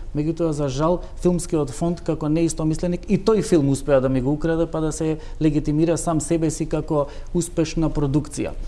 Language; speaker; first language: Macedonian; non-native, local second language; Turkish